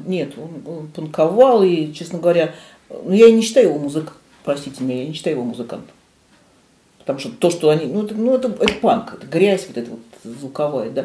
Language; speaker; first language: Russian; native; Russian